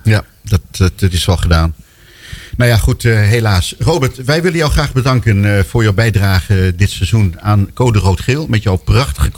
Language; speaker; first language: Dutch; native; Dutch